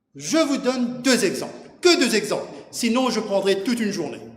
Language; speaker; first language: French; non-native, local second language; Morisyen